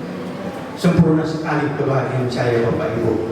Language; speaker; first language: Indonesian; native; Indonesian